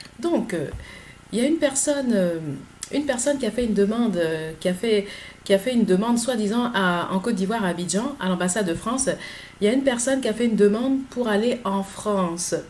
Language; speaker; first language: French; native; French